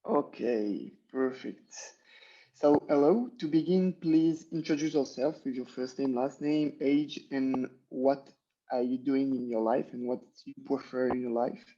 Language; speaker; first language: English; non-native, learner; French